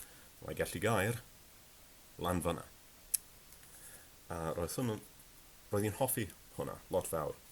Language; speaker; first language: Welsh; non-native, learner; English